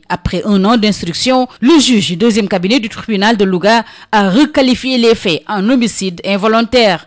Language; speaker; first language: French; non-native, local second language; Wolof